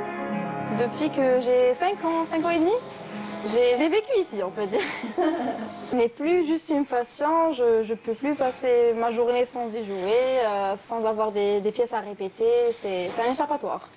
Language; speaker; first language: French; non-native, local second language; Arabic